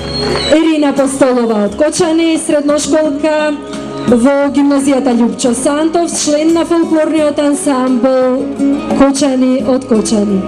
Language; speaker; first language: Macedonian; native; Macedonian